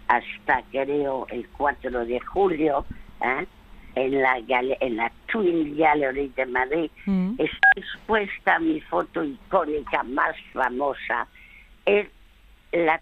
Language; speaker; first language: Spanish; early bilingual, other home language; French